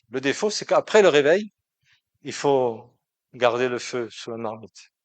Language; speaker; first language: French; native; French